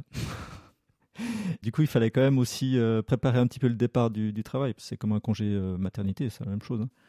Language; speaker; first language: French; native; French